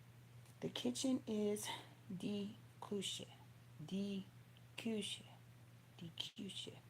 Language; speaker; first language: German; non-native, learner; English